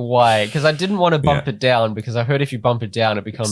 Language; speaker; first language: English; native; English